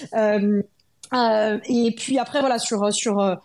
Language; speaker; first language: French; native; French